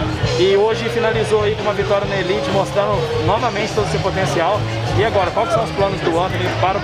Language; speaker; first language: Portuguese; native; Portuguese